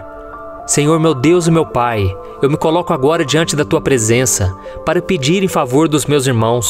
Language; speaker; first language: Portuguese; native; Portuguese